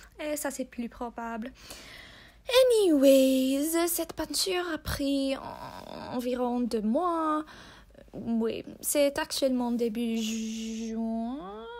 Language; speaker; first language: French; non-native, learner; English